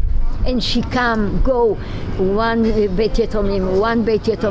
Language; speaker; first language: English; non-native, learner; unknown